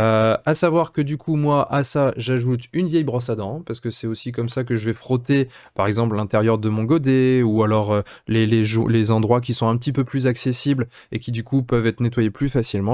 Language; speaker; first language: French; native; French